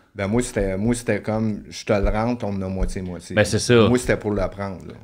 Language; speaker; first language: French; native; French